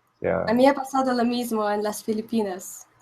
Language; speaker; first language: Spanish; non-native, fluent; Russian